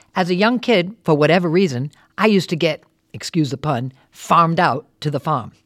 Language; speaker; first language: English; native; English